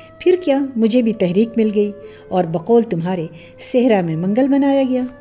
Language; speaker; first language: Urdu; native; Urdu